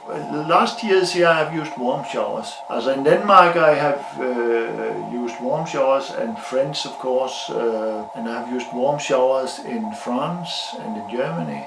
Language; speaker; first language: English; non-native, learner; Danish